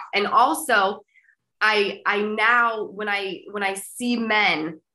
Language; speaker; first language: English; native; English